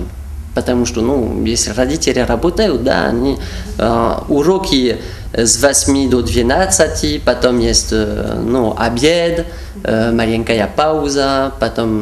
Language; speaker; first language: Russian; non-native, fluent; French